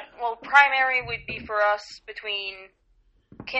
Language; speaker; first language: English; non-native, fluent; French